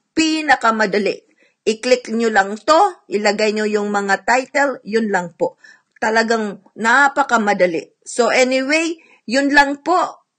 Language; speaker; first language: Filipino; non-native, local second language; Cebuano